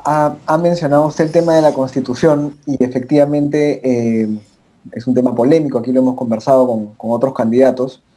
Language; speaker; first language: Spanish; native; Spanish